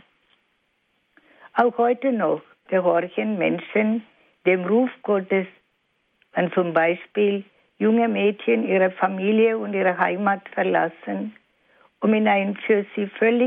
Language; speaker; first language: German; non-native, fluent; Malayalam